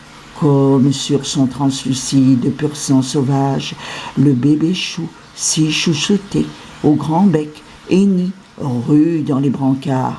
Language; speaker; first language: French; native; French